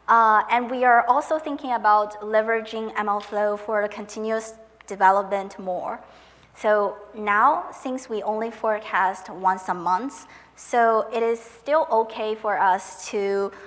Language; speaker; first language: English; non-native, fluent; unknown